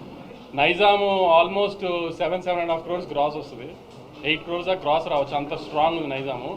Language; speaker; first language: Telugu; native; Telugu